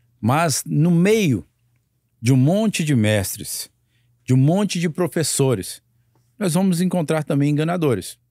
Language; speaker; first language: Portuguese; native; Portuguese